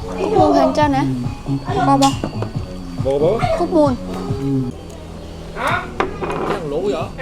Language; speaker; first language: Korean; non-native, learner; Vietnamese